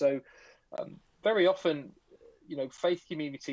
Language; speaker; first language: English; native; English